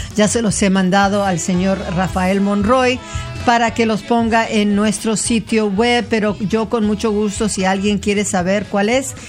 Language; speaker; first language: Spanish; native; Spanish